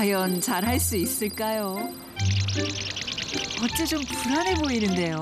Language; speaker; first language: Korean; native; Korean